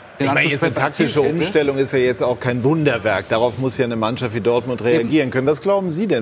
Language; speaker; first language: German; native; German